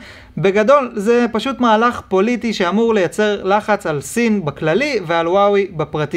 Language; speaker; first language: Hebrew; native; Hebrew